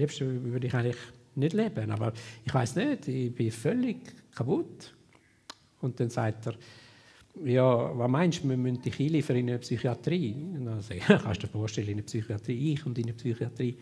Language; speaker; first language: German; native; German